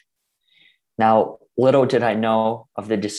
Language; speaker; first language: English; early bilingual, other home language; Russian